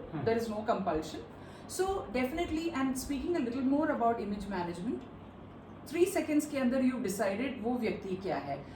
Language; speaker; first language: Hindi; non-native, local second language; Malayalam